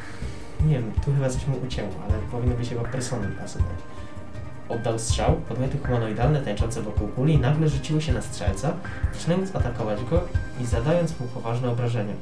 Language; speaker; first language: Polish; native; Polish